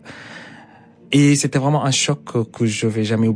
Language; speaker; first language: French; non-native, fluent; Arabic